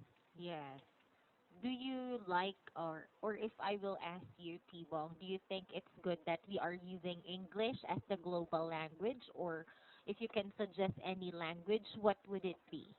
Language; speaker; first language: English; non-native, local second language; Filipino